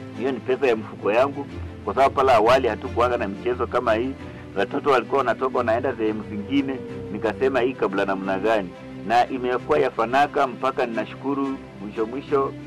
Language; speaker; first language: Swahili; non-native, local second language; Luyia